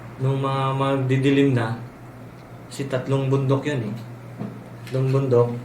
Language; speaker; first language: Filipino; native; Filipino